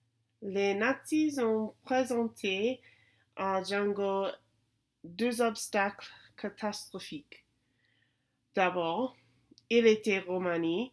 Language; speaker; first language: French; non-native, learner; English